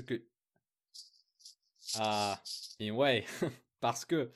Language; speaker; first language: French; non-native, fluent; English